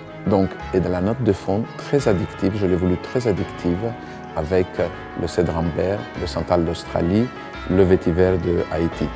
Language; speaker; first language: French; non-native, fluent; Greek